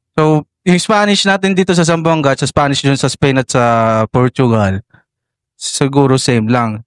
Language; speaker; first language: Filipino; non-native, local second language; Tausug